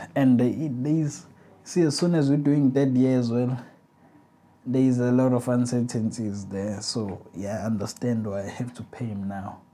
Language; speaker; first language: English; non-native, local second language; Zulu